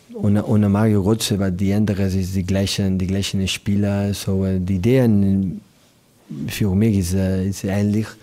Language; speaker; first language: German; non-native, learner; Catalan